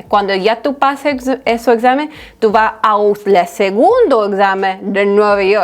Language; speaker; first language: Spanish; early bilingual, heritage; Spanish